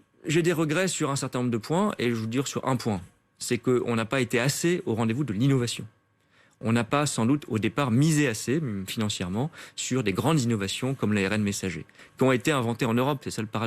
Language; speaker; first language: French; native; French